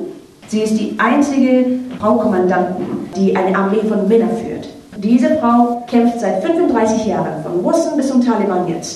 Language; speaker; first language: German; non-native, fluent; Persian